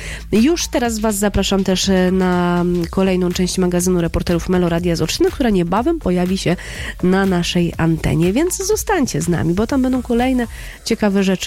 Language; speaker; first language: Polish; native; Polish